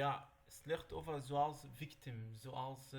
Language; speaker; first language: Dutch; non-native, learner; Arabic